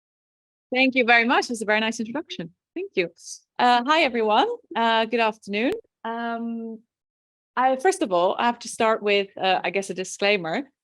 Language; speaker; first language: English; non-native, fluent; Dutch